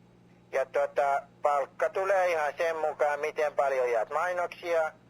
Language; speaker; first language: Finnish; native; Finnish